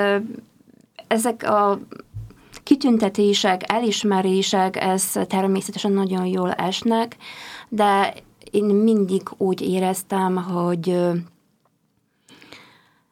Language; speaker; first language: Hungarian; non-native, fluent; Polish